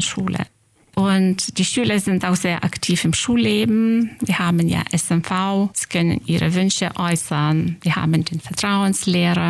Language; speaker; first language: German; non-native, fluent; Lithuanian